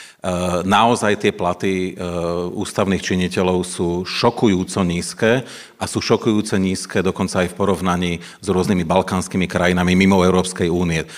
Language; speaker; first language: Slovak; native; Slovak